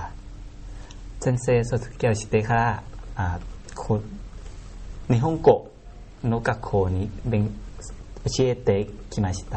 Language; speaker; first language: Japanese; non-native, learner; Thai